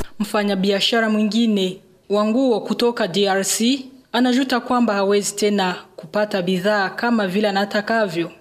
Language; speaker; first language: Swahili; non-native, local second language; Rundi